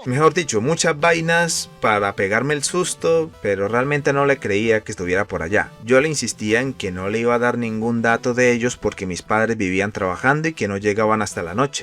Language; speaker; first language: Spanish; native; Spanish